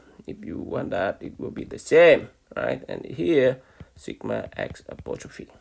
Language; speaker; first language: English; non-native, fluent; Vietnamese